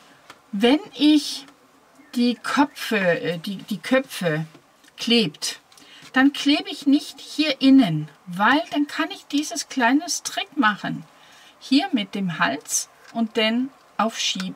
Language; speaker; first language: German; non-native, fluent; Danish